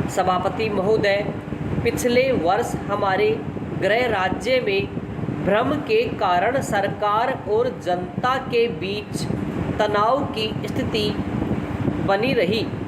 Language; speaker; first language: Hindi; native; Hindi